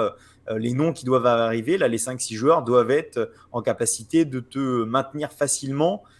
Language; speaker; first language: French; native; French